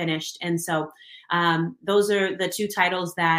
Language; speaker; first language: English; native; English